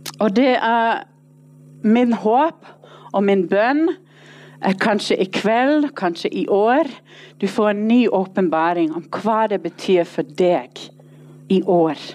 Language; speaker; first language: Norwegian; non-native, fluent; English